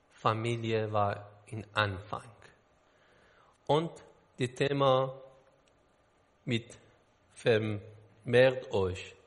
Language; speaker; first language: German; non-native, learner; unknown